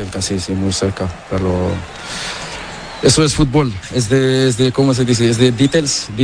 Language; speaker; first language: Spanish; non-native, learner; Portuguese